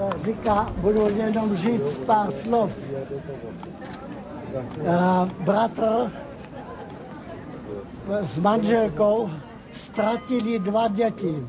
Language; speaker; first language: Czech; non-native, learner; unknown